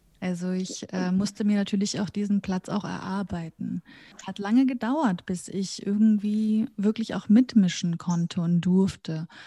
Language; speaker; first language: German; early bilingual, other home language; Central Kurdish